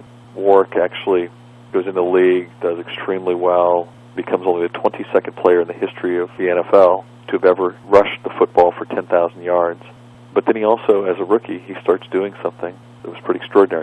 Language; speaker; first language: English; native; English